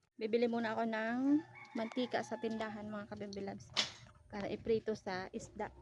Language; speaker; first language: Filipino; non-native, local second language; Hiligaynon